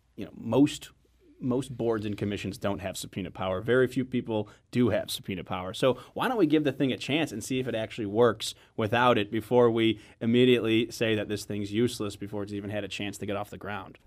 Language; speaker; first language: English; native; English